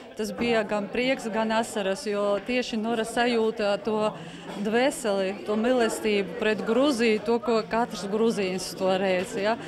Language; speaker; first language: Latvian; non-native, fluent; Georgian